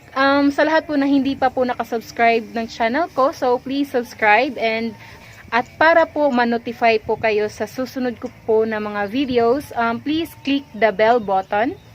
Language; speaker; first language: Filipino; native; Filipino